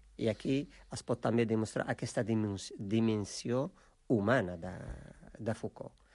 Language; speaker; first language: Catalan; non-native, fluent; Arabic